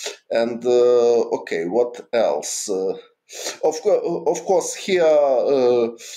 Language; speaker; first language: English; non-native, fluent; Ukrainian